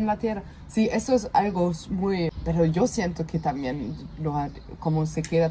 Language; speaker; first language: Spanish; non-native, fluent; German